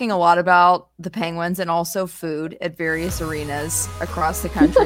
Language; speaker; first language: English; native; English